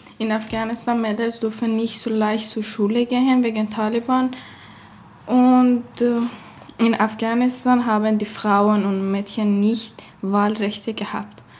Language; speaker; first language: German; non-native, learner; Persian